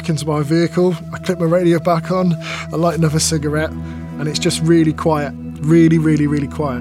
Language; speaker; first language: English; native; English